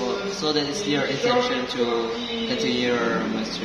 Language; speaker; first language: English; non-native, learner; Indonesian